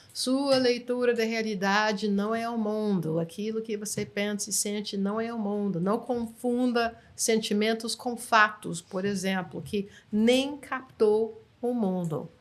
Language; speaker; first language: Portuguese; non-native, fluent; English